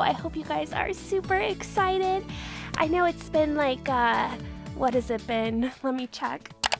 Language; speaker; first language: English; native; English